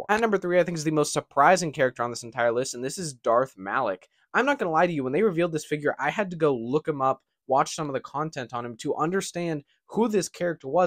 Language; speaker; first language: English; native; English